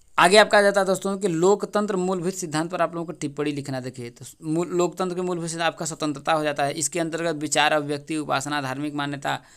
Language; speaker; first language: Hindi; native; Hindi